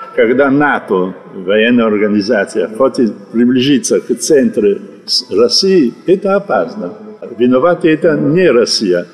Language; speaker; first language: Russian; non-native, learner; Italian